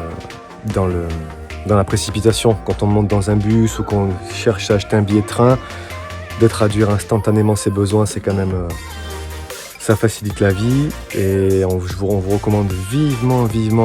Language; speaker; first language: French; native; French